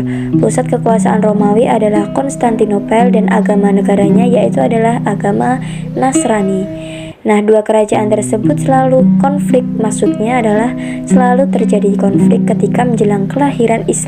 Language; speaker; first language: Indonesian; native; Indonesian